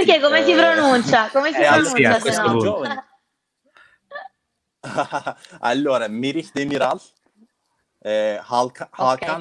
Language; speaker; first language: Italian; non-native, fluent; Turkish